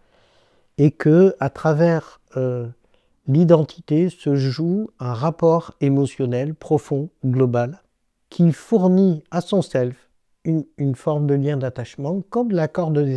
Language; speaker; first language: French; native; French